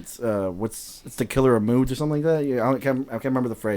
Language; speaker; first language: English; native; English